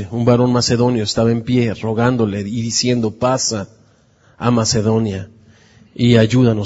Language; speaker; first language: Spanish; native; Spanish